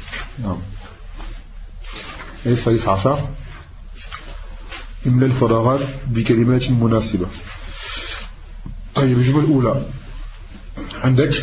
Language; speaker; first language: Arabic; non-native, fluent; French